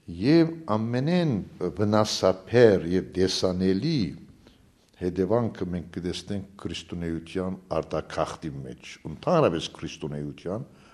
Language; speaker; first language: Armenian; native; Armenian